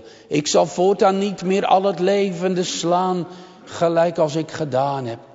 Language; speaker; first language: Dutch; native; Dutch